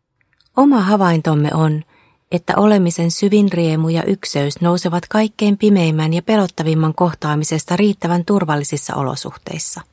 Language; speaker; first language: Finnish; native; Finnish